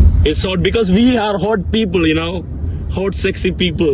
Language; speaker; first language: English; non-native, local second language; Malayalam